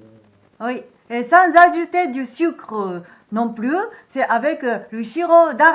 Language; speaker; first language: French; non-native, fluent; Japanese